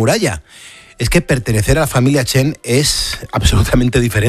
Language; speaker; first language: Spanish; native; Spanish